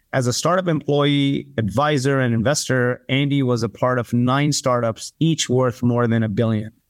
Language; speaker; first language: English; early bilingual, other home language; Arabic